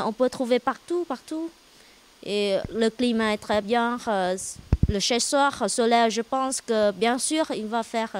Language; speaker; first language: French; non-native, learner; Vietnamese